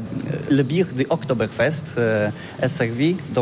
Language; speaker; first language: French; non-native, learner; Polish